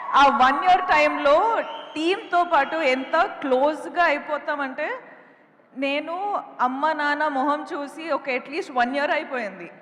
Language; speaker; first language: Telugu; non-native, local second language; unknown